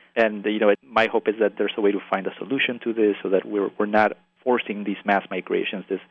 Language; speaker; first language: English; early bilingual, other home language; Spanish